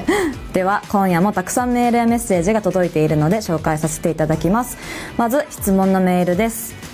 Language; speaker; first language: Japanese; native; Japanese